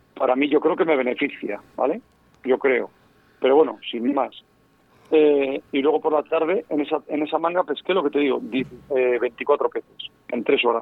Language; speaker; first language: Spanish; native; Spanish